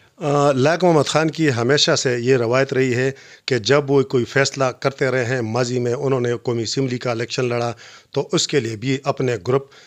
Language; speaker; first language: Urdu; non-native, local second language; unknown